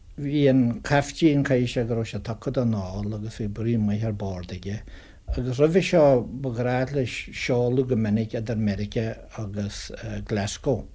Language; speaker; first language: Irish; native; Irish